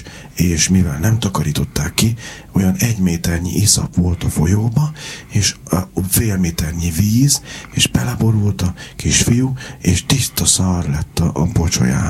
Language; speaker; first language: Hungarian; native; Hungarian